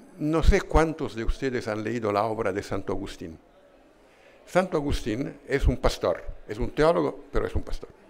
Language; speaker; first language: Spanish; non-native, fluent; Italian